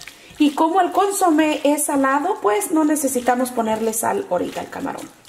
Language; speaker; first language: Spanish; native; Spanish